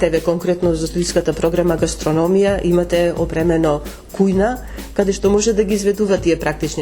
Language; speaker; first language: Macedonian; native; Macedonian